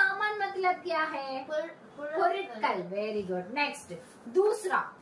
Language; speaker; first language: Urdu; non-native, local second language; Tamil